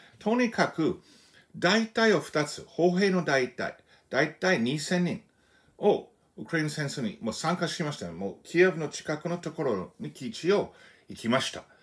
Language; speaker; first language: Japanese; non-native, fluent; English